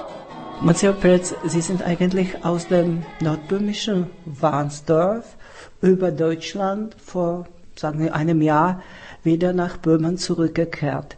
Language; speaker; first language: German; non-native, fluent; Czech